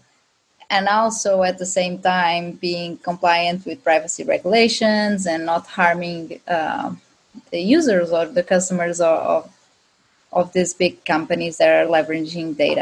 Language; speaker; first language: English; non-native, fluent; Portuguese